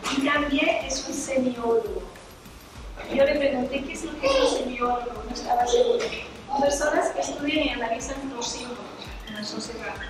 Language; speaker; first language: Spanish; early bilingual, heritage; Spanish